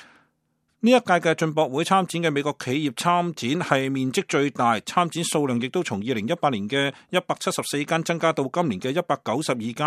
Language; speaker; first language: Chinese; non-native, local second language; Cantonese